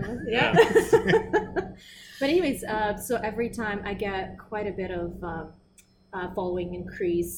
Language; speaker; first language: English; non-native, fluent; Russian